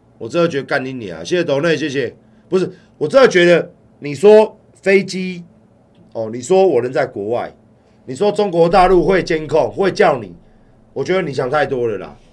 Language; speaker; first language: Chinese; native; Chinese